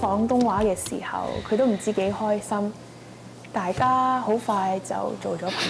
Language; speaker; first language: Cantonese; early bilingual, heritage; Cantonese